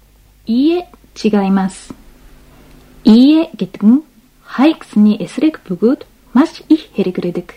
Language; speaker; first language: Mongolian; non-native, fluent; Japanese